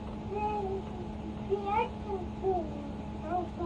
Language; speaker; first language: Spanish; early bilingual, heritage; Spanish